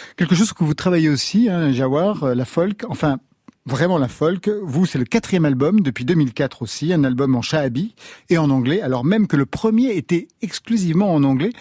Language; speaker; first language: French; native; French